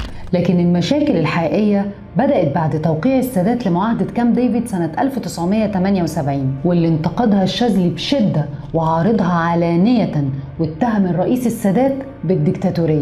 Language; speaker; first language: Arabic; native; Arabic